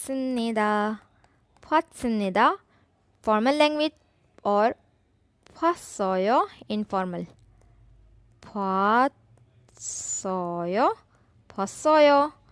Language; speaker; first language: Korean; non-native, fluent; Urdu